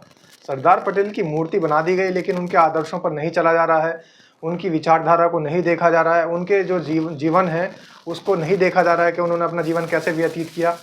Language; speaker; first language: Hindi; native; Hindi